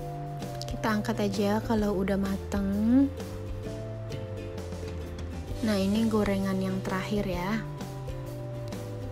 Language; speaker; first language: Indonesian; native; Indonesian